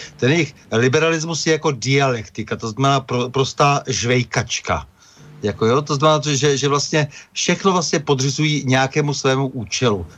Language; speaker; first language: Czech; native; Czech